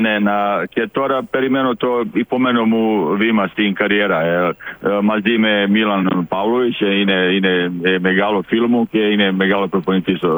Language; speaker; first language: Greek; non-native, learner; Serbian